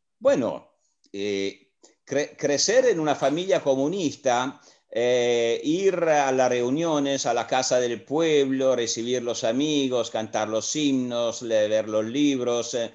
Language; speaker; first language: Spanish; non-native, fluent; Italian